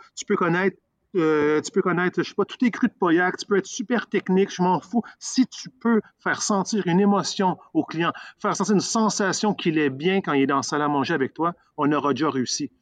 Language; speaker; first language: French; native; French